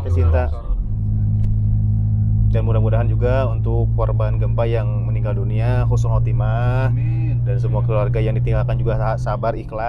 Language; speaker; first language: Indonesian; native; Indonesian